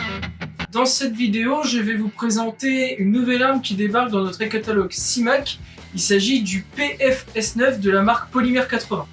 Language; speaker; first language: French; native; French